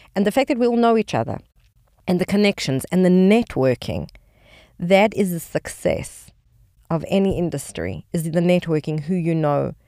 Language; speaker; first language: English; native; English